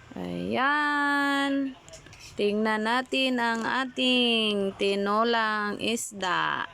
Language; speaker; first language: Filipino; non-native, local second language; Cebuano